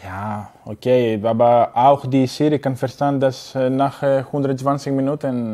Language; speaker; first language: German; non-native, learner; Greek